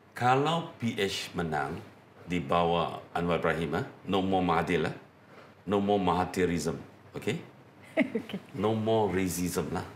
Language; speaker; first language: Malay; non-native, local second language; Chinese